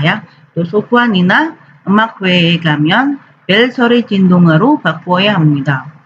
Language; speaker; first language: Korean; non-native, fluent; Indonesian